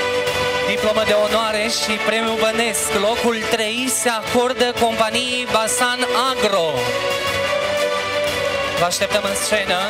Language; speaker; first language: Romanian; native; Romanian